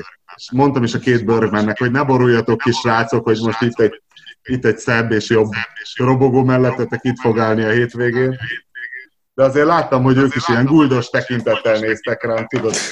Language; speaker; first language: Hungarian; native; Hungarian